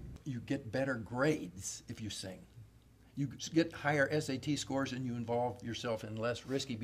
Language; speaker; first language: English; native; English